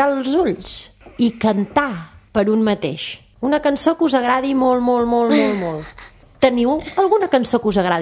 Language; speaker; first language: Catalan; native; Catalan